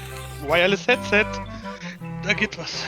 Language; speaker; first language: German; native; German